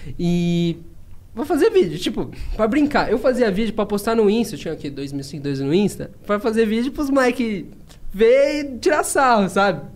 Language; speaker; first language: Portuguese; native; Portuguese